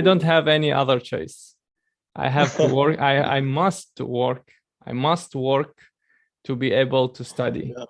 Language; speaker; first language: English; non-native, learner; Chechen